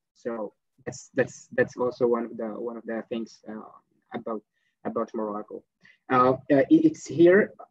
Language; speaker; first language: English; non-native, fluent; Arabic